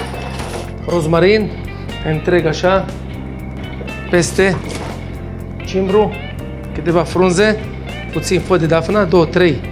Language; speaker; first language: Romanian; non-native, learner; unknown